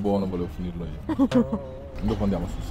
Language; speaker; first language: Italian; native; Italian